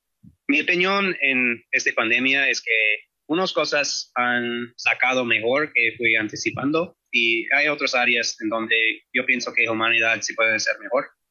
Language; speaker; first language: Spanish; non-native, fluent; English